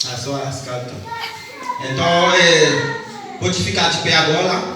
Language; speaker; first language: Portuguese; non-native, learner; Haitian Creole